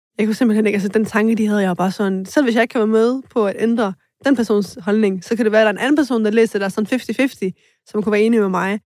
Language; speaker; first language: Danish; early bilingual, other home language; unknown